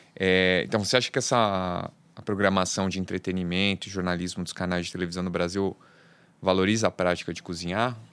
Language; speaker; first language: Portuguese; native; Portuguese